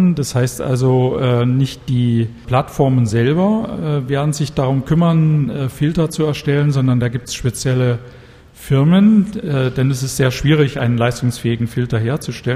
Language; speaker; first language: German; native; German